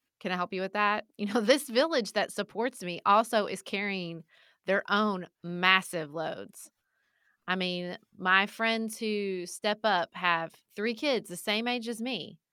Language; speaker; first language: English; native; English